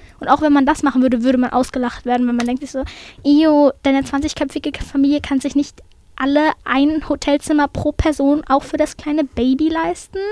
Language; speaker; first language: German; early bilingual, other home language; Persian